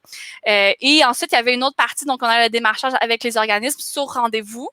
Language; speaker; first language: French; native; French